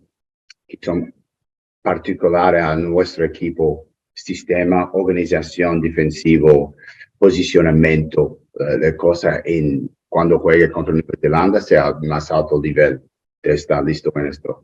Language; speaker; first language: Spanish; non-native, learner; English